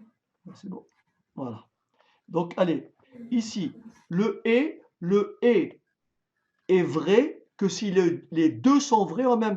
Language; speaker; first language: French; native; French